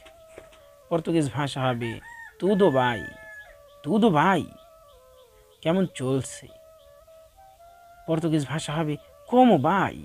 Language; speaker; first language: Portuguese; non-native, fluent; Bangla